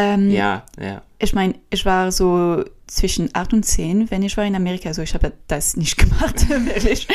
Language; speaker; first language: German; non-native, learner; French